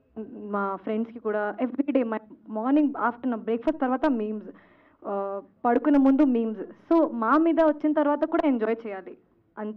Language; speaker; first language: Telugu; non-native, local second language; Hindi